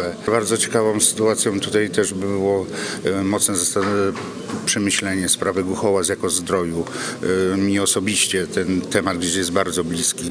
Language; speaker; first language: Polish; native; Polish